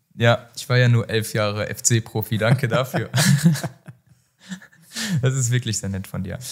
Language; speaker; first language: German; native; German